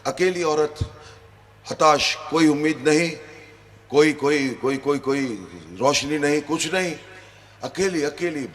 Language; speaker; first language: Hindi; non-native, local second language; Punjabi